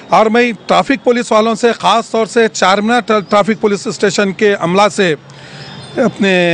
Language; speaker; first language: Urdu; native; Urdu